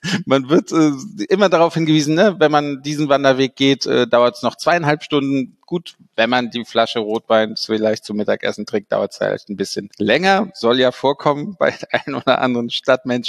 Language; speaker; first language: German; native; German